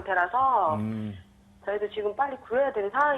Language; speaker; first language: Korean; native; Korean